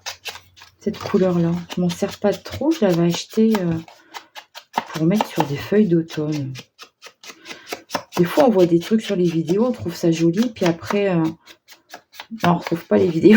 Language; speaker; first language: French; native; French